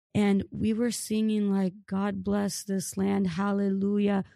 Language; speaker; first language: English; early bilingual, other home language; Ukrainian